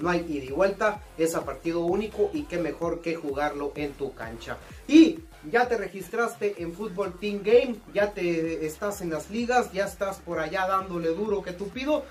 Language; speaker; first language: Spanish; native; Spanish